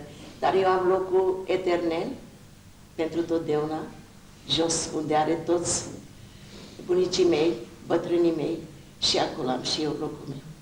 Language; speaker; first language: Romanian; non-native, local second language; Hungarian